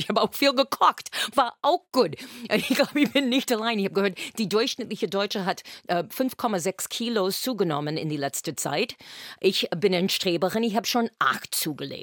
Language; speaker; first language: German; non-native, fluent; English